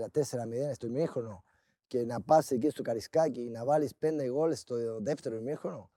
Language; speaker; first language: Greek; non-native, fluent; Spanish